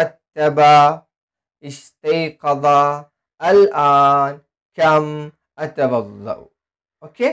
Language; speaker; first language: Arabic; non-native, fluent; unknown